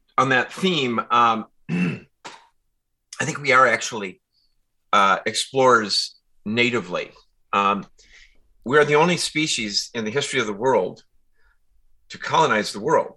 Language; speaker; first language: English; native; English